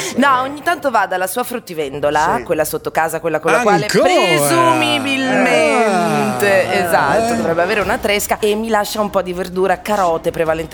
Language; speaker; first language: Italian; native; Italian